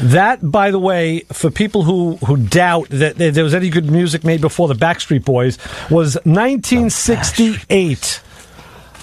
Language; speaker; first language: English; native; English